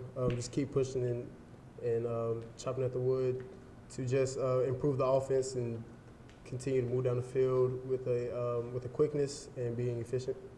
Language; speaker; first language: English; native; English